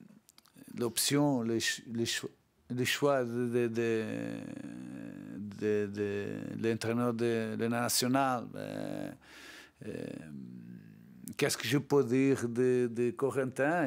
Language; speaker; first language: French; non-native, learner; Portuguese